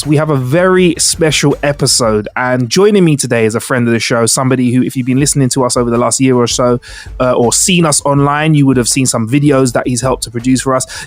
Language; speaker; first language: English; native; English